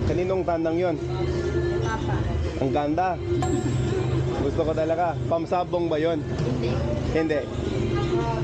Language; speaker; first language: Filipino; non-native, learner; English